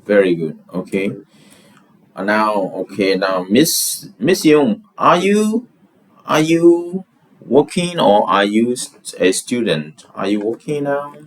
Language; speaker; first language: English; non-native, fluent; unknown